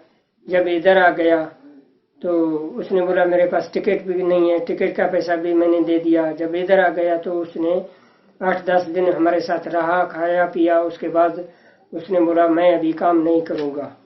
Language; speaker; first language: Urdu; non-native, local second language; Sindhi